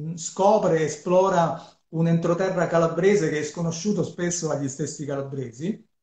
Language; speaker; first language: Italian; native; Italian